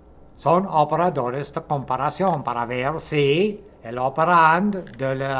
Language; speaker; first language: Spanish; non-native, fluent; English